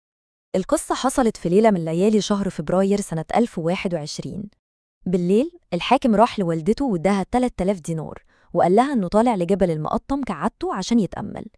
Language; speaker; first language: Arabic; native; Arabic